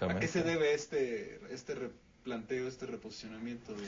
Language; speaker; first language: Spanish; native; Spanish